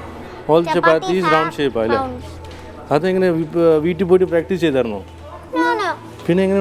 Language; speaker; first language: Malayalam; non-native, fluent; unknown